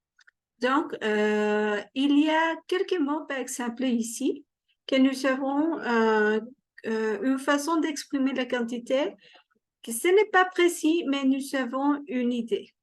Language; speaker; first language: French; non-native, fluent; Spanish